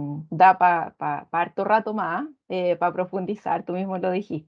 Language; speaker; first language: Spanish; native; Spanish